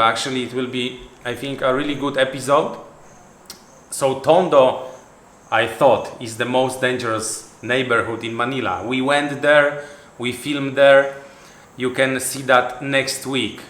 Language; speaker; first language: English; non-native, fluent; Polish